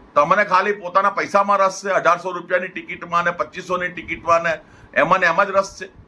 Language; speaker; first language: Gujarati; non-native, local second language; Punjabi